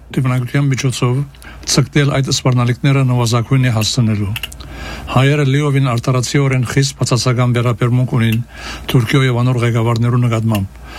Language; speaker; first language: Armenian; early bilingual, heritage; Armenian